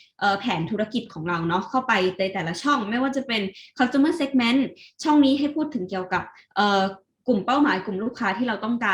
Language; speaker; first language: Thai; native; Thai